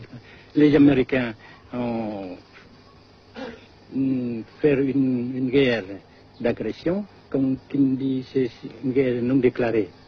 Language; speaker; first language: French; non-native, fluent; Vietnamese